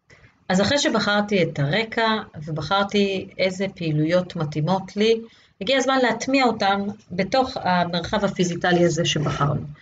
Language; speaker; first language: Hebrew; native; Hebrew